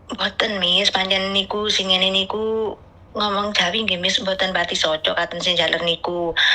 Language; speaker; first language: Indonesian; non-native, local second language; Javanese